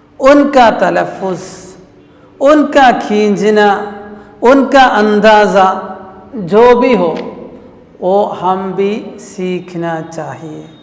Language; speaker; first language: Urdu; non-native, local second language; Malayalam